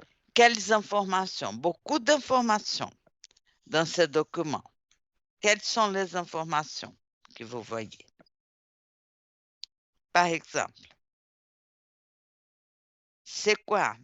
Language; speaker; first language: French; non-native, fluent; Portuguese